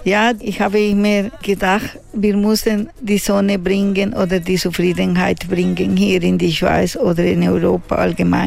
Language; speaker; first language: German; non-native, learner; Spanish